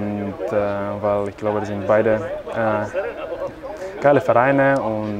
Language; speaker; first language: German; non-native, fluent; Czech